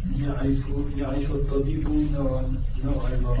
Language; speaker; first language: Arabic; non-native, learner; French